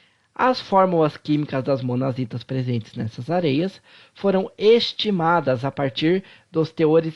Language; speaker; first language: Portuguese; native; Portuguese